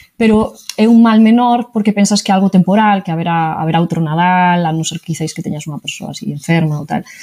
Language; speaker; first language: Galician; native; Galician